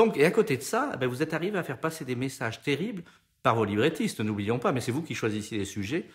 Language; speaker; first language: French; native; French